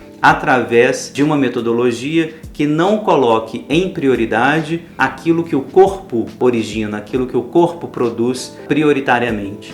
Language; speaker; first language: Portuguese; native; Portuguese